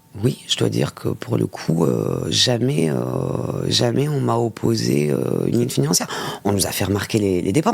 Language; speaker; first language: French; native; French